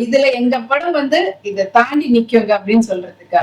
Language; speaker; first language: Tamil; native; Tamil